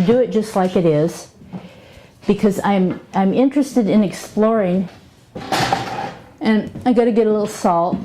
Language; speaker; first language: English; native; English